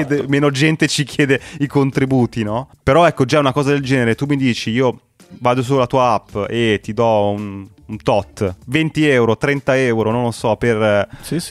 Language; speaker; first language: Italian; native; Italian